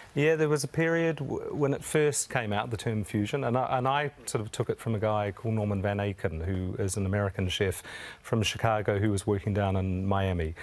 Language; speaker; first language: English; native; English